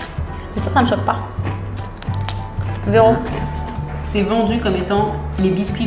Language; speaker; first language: French; native; French